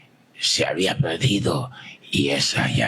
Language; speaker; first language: Spanish; native; Spanish